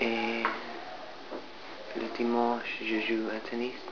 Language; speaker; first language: French; non-native, learner; English